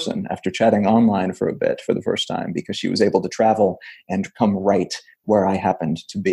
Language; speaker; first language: English; native; English